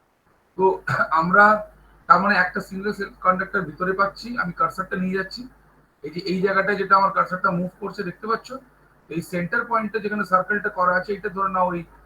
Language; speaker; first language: Bangla; native; Bangla